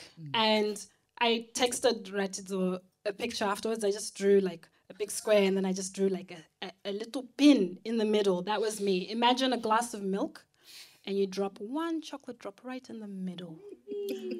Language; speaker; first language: English; non-native, local second language; Shona